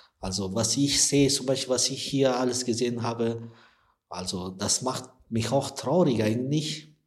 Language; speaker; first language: German; non-native, learner; Persian